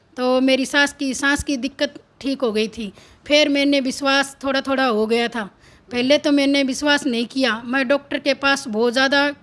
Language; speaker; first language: Hindi; native; Hindi